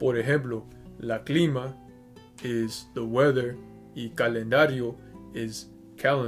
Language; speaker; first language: Spanish; early bilingual, heritage; English